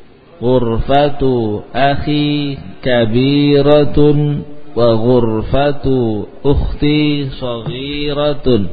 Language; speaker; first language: Arabic; non-native, learner; Indonesian